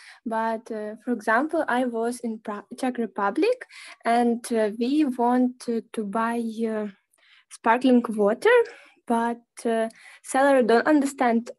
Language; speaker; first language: English; non-native, learner; Ukrainian